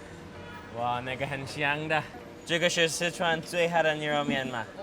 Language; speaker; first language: Chinese; non-native, fluent; English